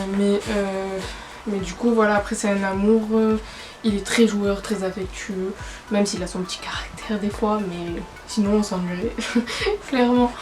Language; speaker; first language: French; native; French